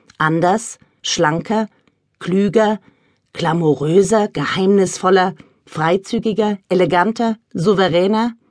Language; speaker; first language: German; native; German